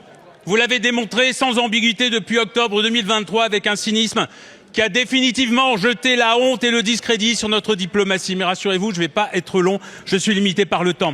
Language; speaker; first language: French; native; French